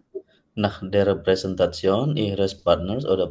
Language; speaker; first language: German; non-native, learner; Indonesian